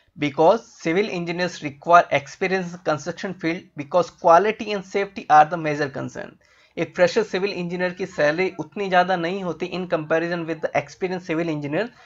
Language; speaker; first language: Hindi; native; Hindi